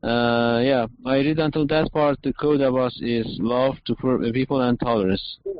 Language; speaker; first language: English; non-native, fluent; Persian